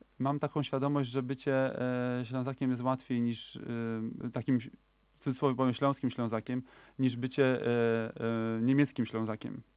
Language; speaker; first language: Polish; native; Polish